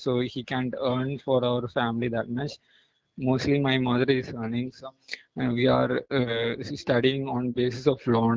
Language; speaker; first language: English; non-native, local second language; Malayalam